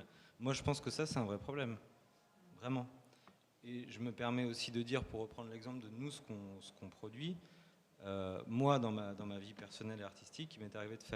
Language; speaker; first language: French; native; French